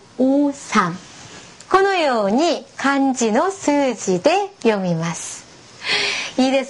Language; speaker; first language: Japanese; non-native, fluent; Korean